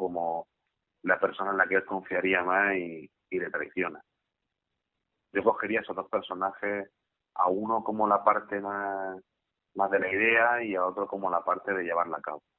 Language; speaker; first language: Spanish; native; Spanish